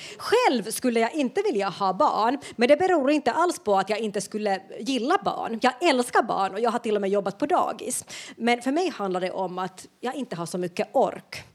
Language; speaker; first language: Swedish; non-native, local second language; Finnish